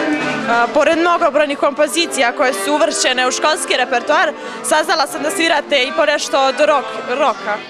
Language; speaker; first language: Bosnian; native; Bosnian